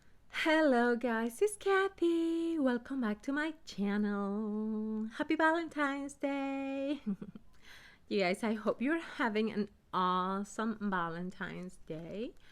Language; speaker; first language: English; early bilingual, other home language; Spanish